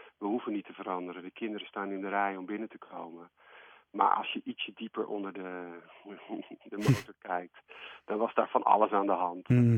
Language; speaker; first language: Dutch; native; Dutch